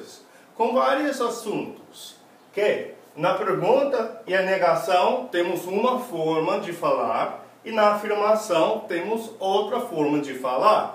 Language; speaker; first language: Portuguese; non-native, fluent; English